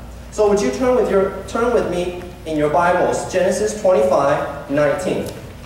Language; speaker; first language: English; early bilingual, other home language; Chinese